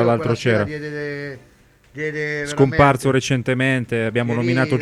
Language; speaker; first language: Italian; native; Italian